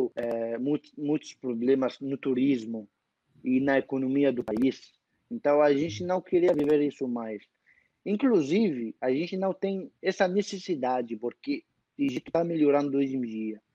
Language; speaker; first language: Portuguese; non-native, fluent; Arabic